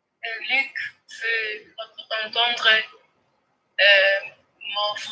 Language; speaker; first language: French; non-native, learner; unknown